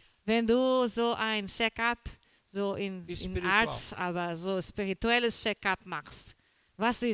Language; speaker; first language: German; non-native, learner; Portuguese